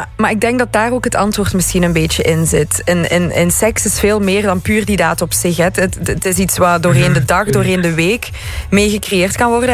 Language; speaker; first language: Dutch; native; Dutch